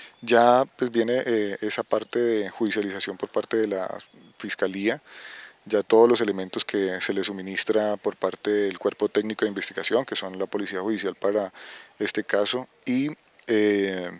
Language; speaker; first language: Spanish; native; Spanish